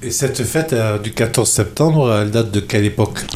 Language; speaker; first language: French; native; French